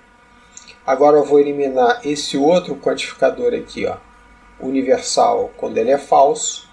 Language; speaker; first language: Portuguese; native; Portuguese